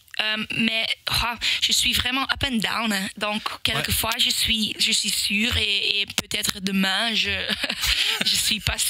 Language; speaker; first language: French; non-native, local second language; Dutch